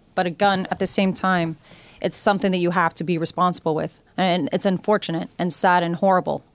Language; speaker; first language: English; native; English